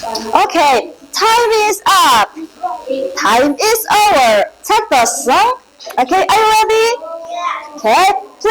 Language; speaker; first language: English; non-native, learner; Mongolian